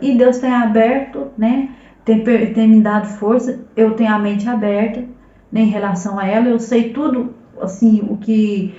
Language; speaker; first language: Portuguese; native; Portuguese